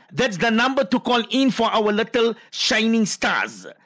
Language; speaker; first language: English; native; English